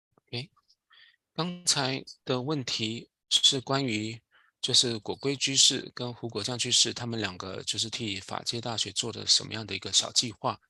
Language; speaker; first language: Chinese; native; Chinese